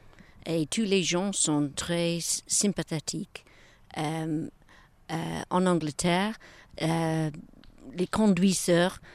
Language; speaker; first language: French; non-native, learner; English